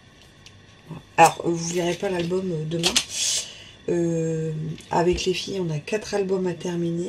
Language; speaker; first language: French; native; French